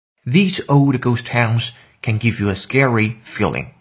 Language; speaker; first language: English; non-native, fluent; Chinese